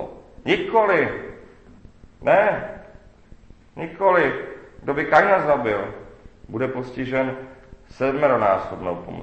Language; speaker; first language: Czech; native; Czech